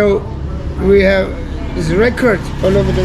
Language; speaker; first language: English; non-native, learner; Italian